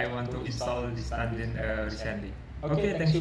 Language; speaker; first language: English; non-native, learner; Indonesian